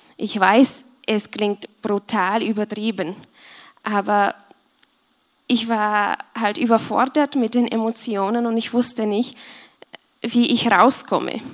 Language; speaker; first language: German; non-native, fluent; Czech